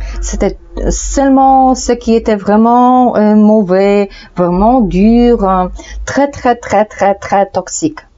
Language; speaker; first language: French; non-native, fluent; Polish